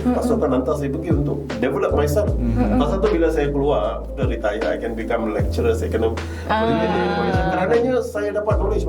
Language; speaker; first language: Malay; non-native, local second language; Tamil